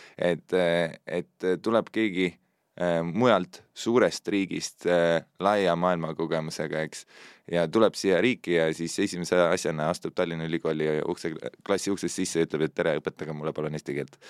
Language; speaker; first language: Estonian; native; Estonian